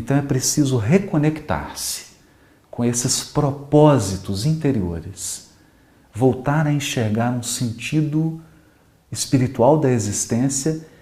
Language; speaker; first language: Portuguese; native; Portuguese